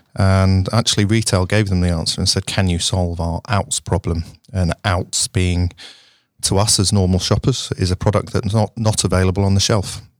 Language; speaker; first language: English; native; English